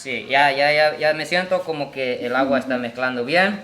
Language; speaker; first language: Spanish; non-native, fluent; Japanese